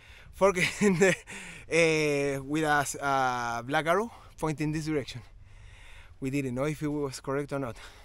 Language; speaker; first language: English; non-native, fluent; Spanish